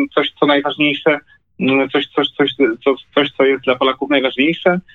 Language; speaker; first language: Polish; native; Polish